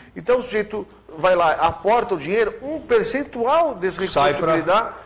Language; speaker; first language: Portuguese; native; Portuguese